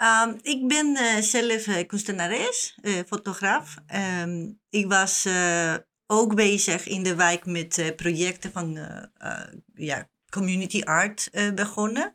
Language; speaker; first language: Dutch; non-native, learner; Spanish